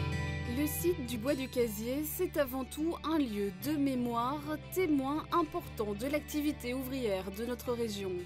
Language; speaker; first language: French; native; French